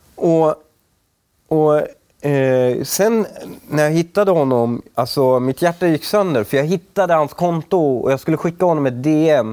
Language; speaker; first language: Swedish; early bilingual, other home language; Persian